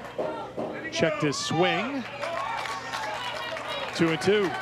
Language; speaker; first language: English; native; English